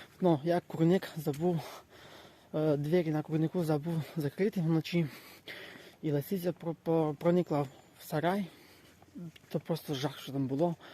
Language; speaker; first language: Ukrainian; native; Ukrainian